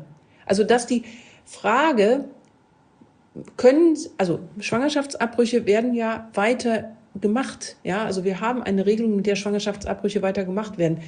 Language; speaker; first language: German; native; German